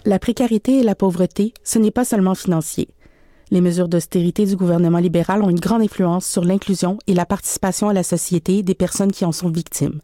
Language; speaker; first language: French; native; French